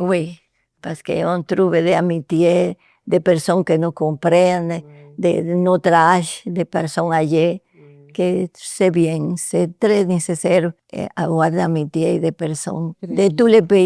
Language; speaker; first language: French; non-native, learner; Spanish